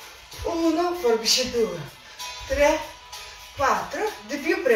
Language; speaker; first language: Italian; non-native, learner; Russian